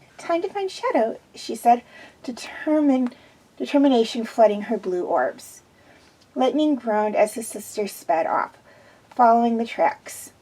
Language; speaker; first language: English; native; English